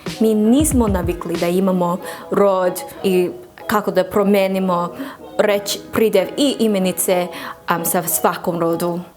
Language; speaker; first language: Croatian; non-native, learner; English